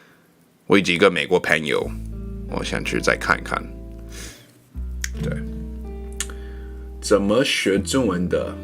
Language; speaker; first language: Chinese; non-native, learner; English